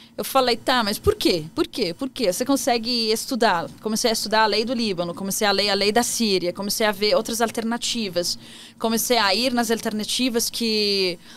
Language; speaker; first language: Portuguese; non-native, fluent; Arabic